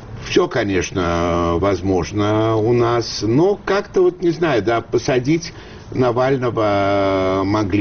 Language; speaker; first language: Russian; native; Russian